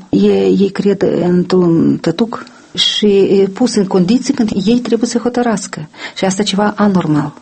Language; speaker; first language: Romanian; non-native, local second language; Russian